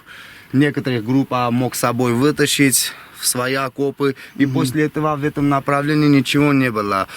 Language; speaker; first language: Russian; non-native, local second language; Armenian